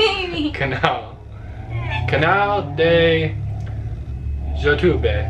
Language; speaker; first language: Spanish; non-native, learner; English